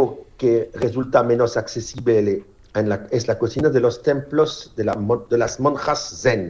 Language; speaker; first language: Spanish; non-native, fluent; French